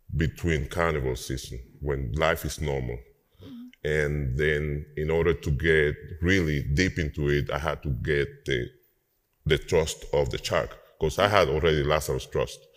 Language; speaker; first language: English; non-native, fluent; Spanish